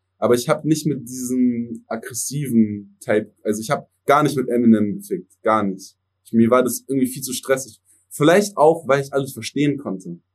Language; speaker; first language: German; early bilingual, other home language; English